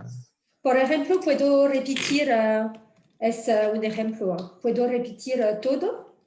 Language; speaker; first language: Spanish; non-native, fluent; French